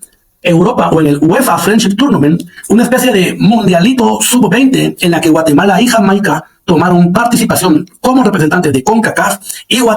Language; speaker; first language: Spanish; native; Spanish